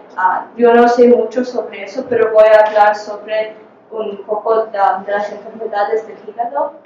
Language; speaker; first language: Spanish; non-native, fluent; English